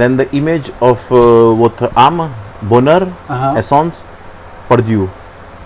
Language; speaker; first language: French; non-native, learner; Hindi